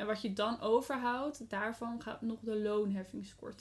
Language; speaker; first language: Dutch; native; Dutch